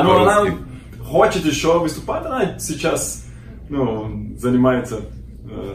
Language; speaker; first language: Russian; non-native, learner; Portuguese